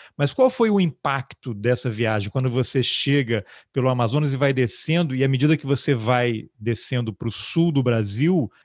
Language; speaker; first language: Portuguese; native; Portuguese